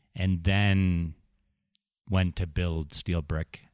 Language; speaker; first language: English; native; English